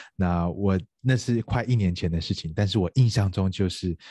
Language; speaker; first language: Chinese; native; Chinese